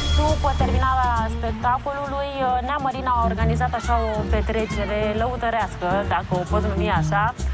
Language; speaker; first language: Romanian; non-native, fluent; Italian